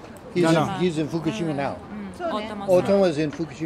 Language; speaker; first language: English; non-native, learner; Japanese